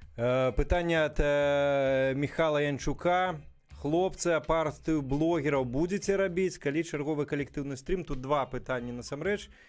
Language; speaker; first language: Belarusian; native; Belarusian